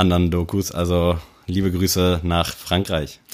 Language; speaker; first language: German; native; German